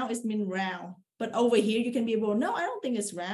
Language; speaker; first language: English; non-native, fluent; Vietnamese